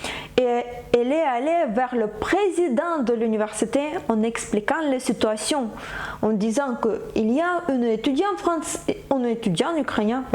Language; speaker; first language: French; non-native, fluent; Ukrainian